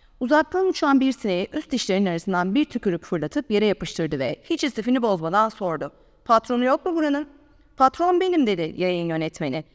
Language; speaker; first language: Turkish; native; Turkish